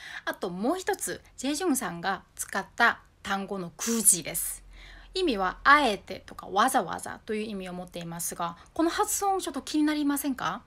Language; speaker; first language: Japanese; non-native, fluent; Korean